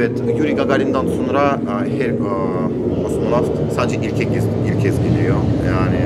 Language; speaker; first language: Turkish; non-native, learner; Russian